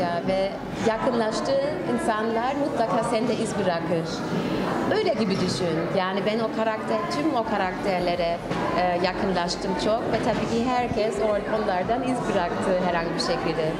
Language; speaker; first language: Turkish; non-native, fluent; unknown